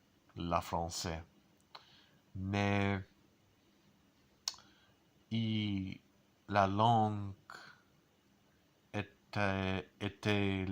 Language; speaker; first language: French; non-native, learner; English